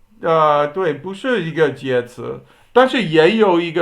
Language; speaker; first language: Chinese; non-native, learner; English